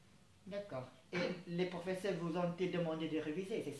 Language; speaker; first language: French; non-native, fluent; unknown